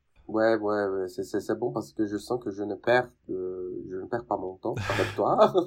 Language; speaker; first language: French; non-native, fluent; Portuguese